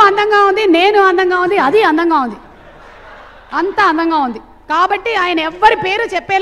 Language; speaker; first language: Telugu; native; Telugu